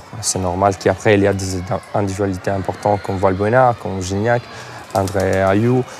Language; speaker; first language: French; non-native, fluent; Italian